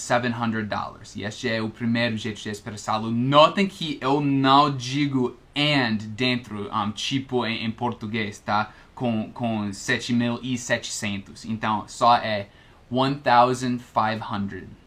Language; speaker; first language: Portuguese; non-native, fluent; English